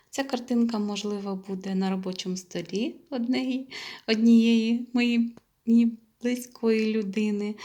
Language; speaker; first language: Ukrainian; non-native, local second language; Russian